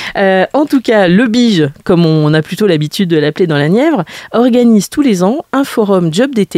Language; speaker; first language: French; native; French